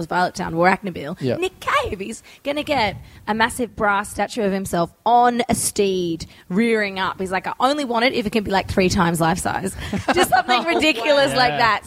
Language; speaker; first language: English; native; English